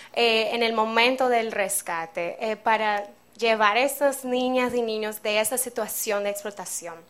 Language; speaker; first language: Spanish; non-native, fluent; English